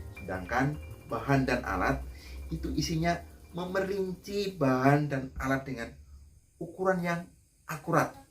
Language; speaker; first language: Indonesian; native; Indonesian